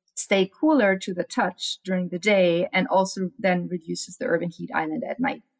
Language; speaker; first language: English; non-native, fluent; German